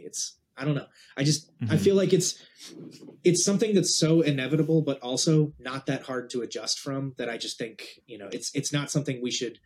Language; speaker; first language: English; native; English